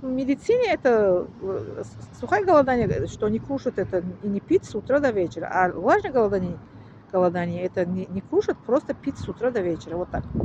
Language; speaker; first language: Russian; non-native, learner; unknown